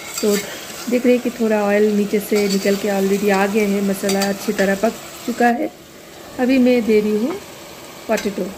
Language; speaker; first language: Hindi; non-native, local second language; Bangla